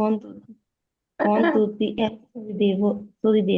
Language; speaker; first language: Italian; non-native, learner; Urdu